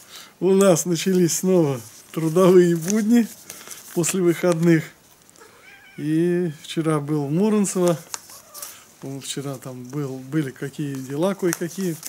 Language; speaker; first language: Russian; native; Russian